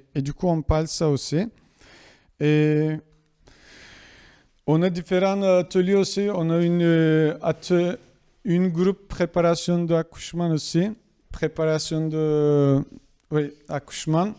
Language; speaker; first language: French; non-native, fluent; Kurdish